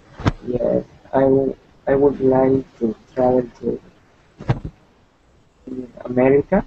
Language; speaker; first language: English; non-native, learner; Spanish